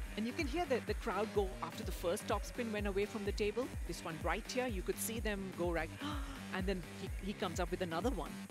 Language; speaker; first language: English; native; English